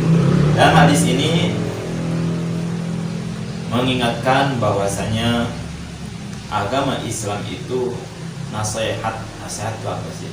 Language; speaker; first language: Indonesian; native; Indonesian